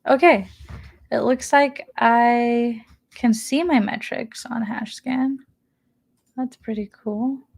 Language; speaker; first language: English; native; English